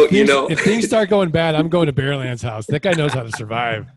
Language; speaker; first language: English; native; English